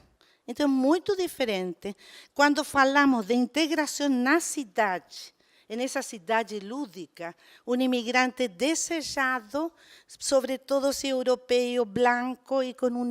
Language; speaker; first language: Portuguese; non-native, fluent; Spanish